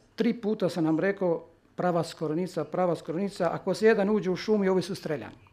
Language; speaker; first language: Serbian; non-native, local second language; Albanian